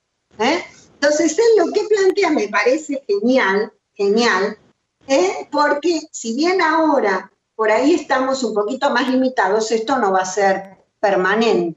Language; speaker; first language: Spanish; native; Spanish